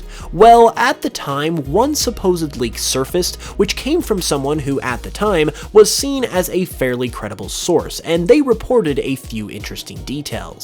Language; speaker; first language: English; native; English